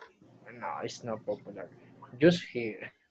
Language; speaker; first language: English; non-native, learner; Spanish